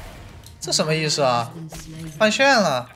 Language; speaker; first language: Chinese; native; Chinese